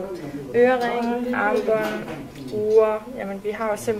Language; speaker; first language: Danish; native; Danish